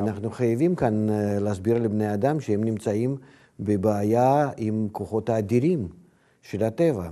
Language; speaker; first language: Hebrew; non-native, fluent; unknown